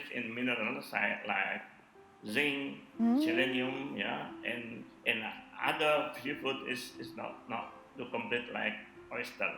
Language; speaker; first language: English; non-native, learner; Indonesian